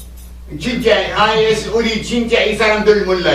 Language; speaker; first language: Korean; non-native, learner; Arabic